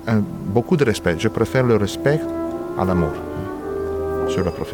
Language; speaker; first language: French; non-native, fluent; Italian